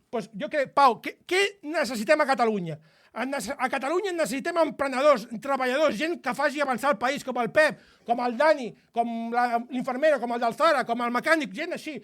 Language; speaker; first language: Catalan; native; Catalan